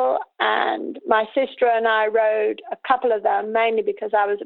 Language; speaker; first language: English; native; English